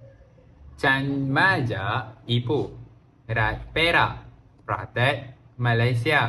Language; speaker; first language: Thai; non-native, learner; Malay